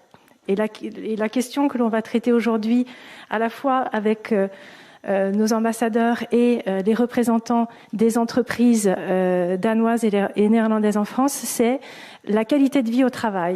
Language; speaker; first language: French; native; French